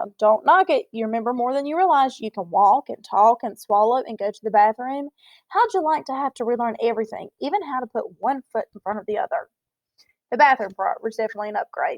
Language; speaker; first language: English; native; English